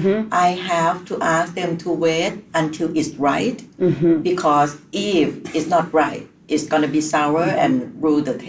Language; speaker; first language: English; non-native, learner; Thai